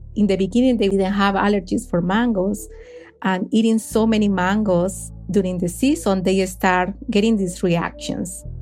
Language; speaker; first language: English; non-native, fluent; Spanish